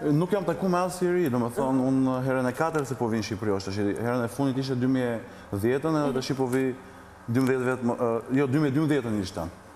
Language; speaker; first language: Albanian; early bilingual, heritage; Albanian